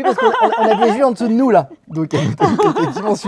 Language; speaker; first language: French; native; French